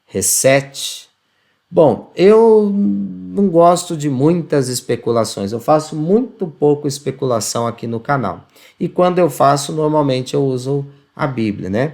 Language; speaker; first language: Portuguese; native; Portuguese